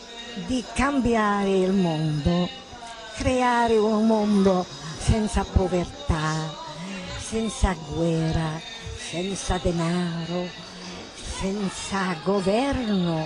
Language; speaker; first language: Italian; non-native, fluent; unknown